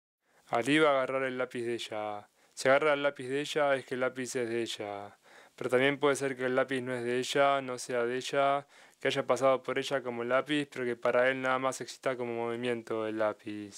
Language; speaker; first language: Spanish; native; Spanish